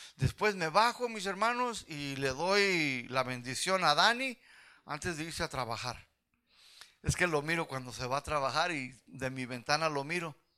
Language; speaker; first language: Spanish; early bilingual, heritage; Spanish